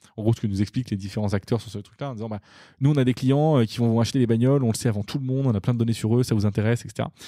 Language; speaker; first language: French; native; French